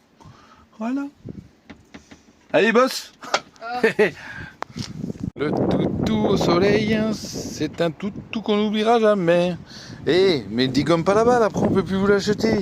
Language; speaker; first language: French; native; French